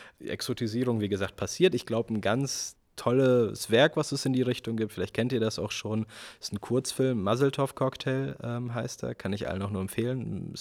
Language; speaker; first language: German; early bilingual, other home language; Russian